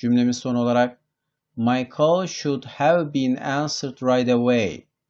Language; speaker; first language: English; non-native, fluent; Turkish